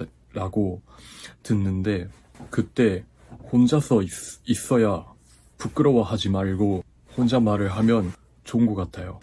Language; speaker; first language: Korean; non-native, fluent; Japanese